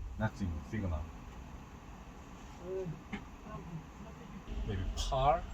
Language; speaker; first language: English; non-native, learner; Korean